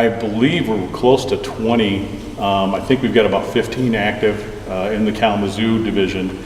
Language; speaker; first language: English; native; English